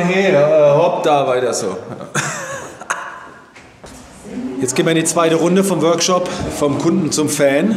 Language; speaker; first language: German; native; German